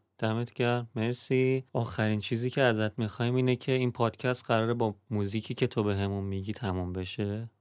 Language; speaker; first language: Persian; native; Persian